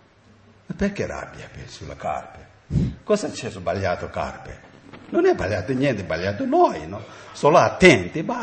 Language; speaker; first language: Italian; non-native, learner; Tibetan